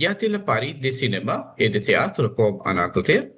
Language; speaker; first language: French; non-native, fluent; Hindi